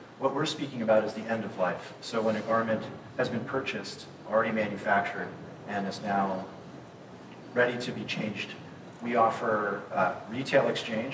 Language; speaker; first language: English; native; English